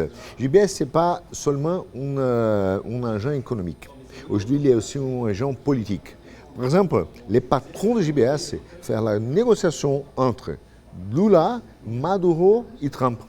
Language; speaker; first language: French; non-native, fluent; Portuguese